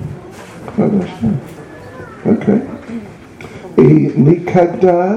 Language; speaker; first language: Russian; non-native, learner; English